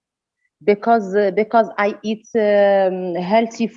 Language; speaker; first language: English; non-native, learner; Arabic